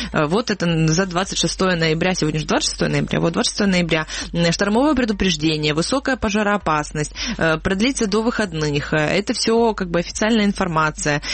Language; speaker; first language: Russian; native; Russian